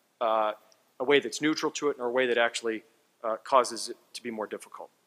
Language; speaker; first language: English; native; English